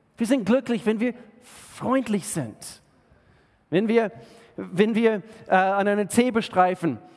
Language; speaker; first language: German; non-native, fluent; English